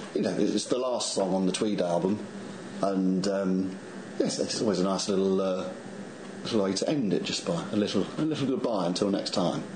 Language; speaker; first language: English; native; English